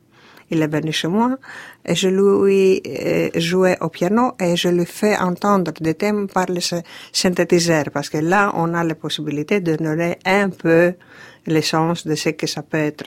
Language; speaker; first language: French; non-native, fluent; Greek